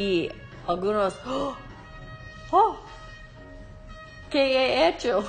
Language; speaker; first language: Spanish; non-native, learner; English